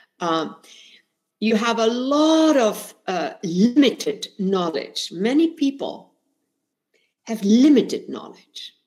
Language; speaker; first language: English; non-native, fluent; Spanish